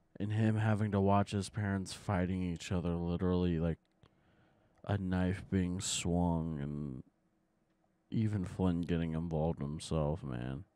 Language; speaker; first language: English; native; English